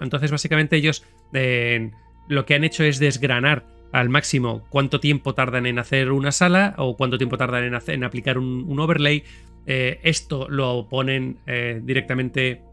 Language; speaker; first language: Spanish; native; Spanish